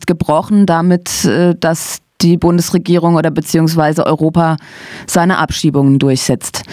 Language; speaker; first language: German; native; German